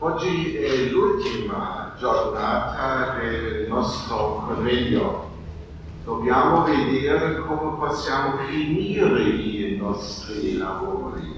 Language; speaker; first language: Italian; non-native, fluent; German